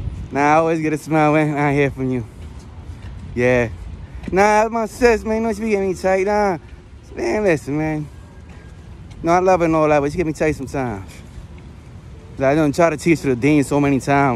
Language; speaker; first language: English; early bilingual, other home language; Spanish